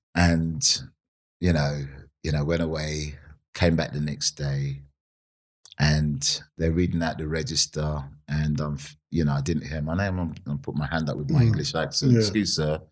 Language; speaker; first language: English; native; English